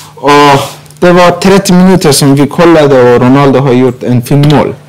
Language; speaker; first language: Swedish; non-native, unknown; Persian